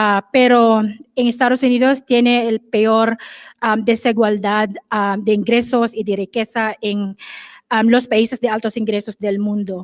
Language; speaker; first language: Spanish; non-native, fluent; English